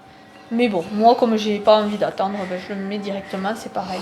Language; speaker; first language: French; native; French